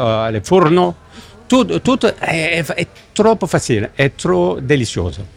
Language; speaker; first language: Italian; non-native, learner; English